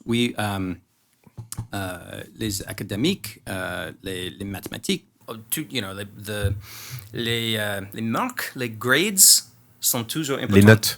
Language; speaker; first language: French; non-native, learner; English